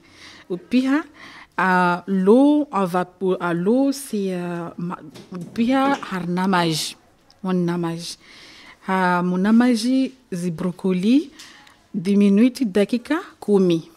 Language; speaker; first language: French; non-native, local second language; Comorian